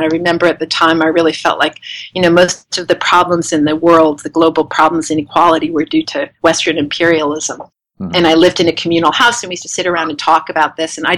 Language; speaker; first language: English; native; English